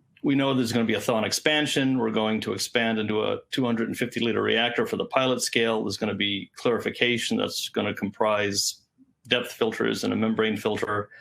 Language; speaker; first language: English; native; English